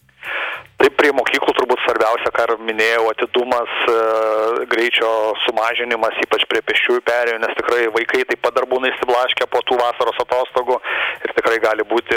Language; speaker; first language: Lithuanian; native; Lithuanian